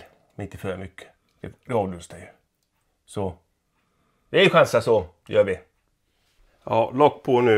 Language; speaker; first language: Swedish; native; Swedish